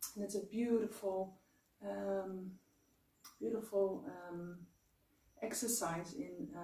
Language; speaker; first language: English; non-native, fluent; Dutch